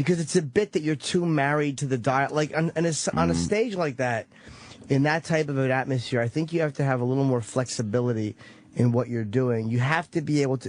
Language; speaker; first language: English; native; English